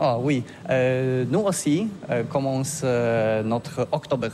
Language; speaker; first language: French; non-native, learner; Polish